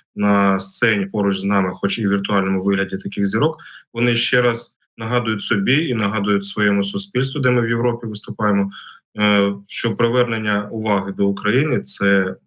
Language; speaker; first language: Ukrainian; native; Ukrainian